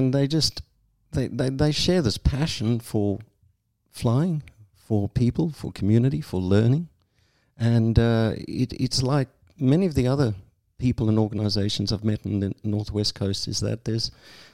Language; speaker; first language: English; native; English